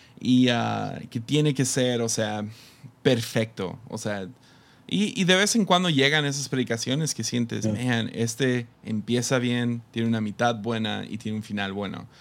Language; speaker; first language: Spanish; early bilingual, heritage; Spanish